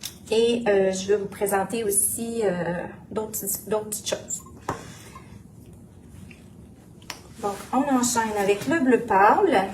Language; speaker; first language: French; native; French